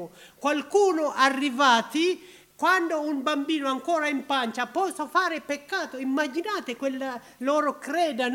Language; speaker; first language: Italian; non-native, learner; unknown